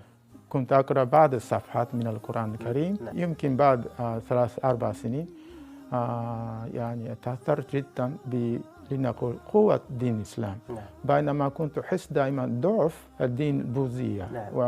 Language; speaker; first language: Arabic; non-native, fluent; Japanese